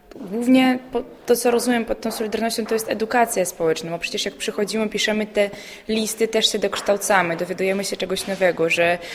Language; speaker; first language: Polish; non-native, fluent; Belarusian